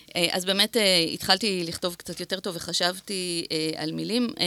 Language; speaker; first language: Hebrew; native; Hebrew